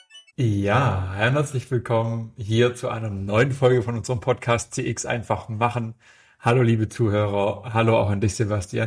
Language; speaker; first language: German; native; German